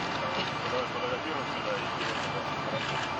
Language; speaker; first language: Russian; native; Russian